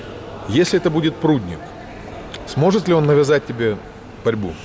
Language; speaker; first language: Russian; native; Russian